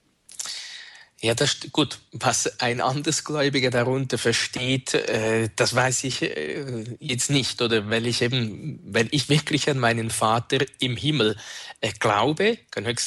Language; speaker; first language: German; native; German